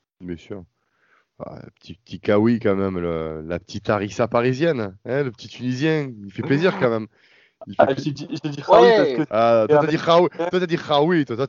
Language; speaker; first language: French; native; French